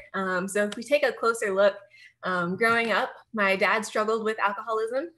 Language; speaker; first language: English; native; English